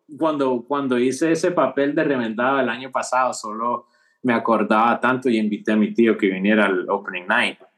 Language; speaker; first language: Spanish; early bilingual, heritage; Spanish